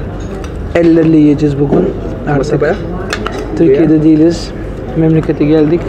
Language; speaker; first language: Turkish; non-native, fluent; Kashmiri